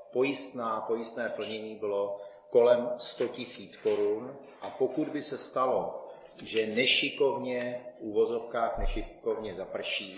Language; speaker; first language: Czech; native; Czech